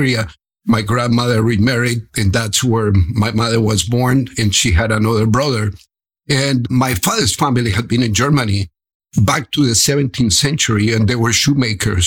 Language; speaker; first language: English; non-native, fluent; Spanish